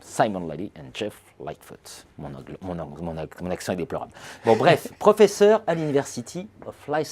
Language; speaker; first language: French; native; French